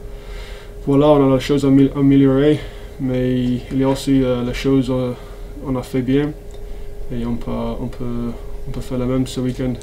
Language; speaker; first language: French; non-native, fluent; English